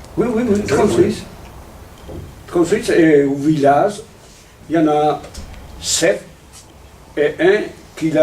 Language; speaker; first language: French; non-native, fluent; Italian